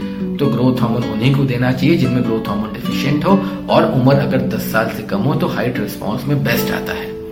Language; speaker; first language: Hindi; native; Hindi